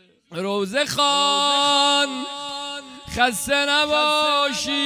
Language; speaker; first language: Persian; native; Persian